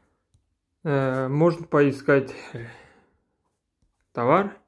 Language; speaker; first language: Russian; non-native, local second language; Kazakh